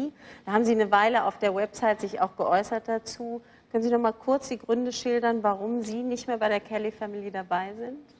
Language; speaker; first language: German; native; German